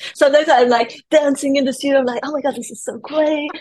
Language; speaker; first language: English; non-native, fluent; French